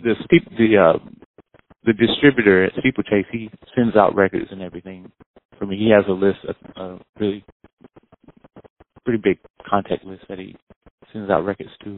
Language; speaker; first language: English; native; English